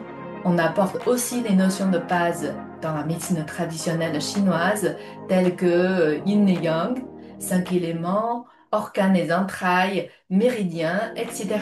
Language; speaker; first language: French; non-native, fluent; Chinese